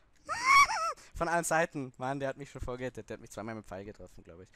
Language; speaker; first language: German; native; German